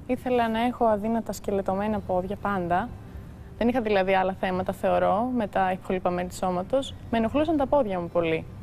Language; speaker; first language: Greek; early bilingual, heritage; Greek